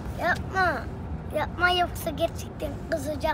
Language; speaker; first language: Turkish; early bilingual, heritage; Turkish